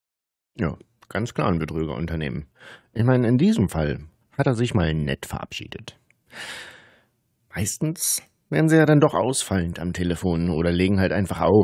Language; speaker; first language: German; native; German